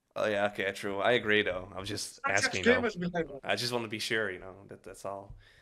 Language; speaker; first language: English; non-native, fluent; Dutch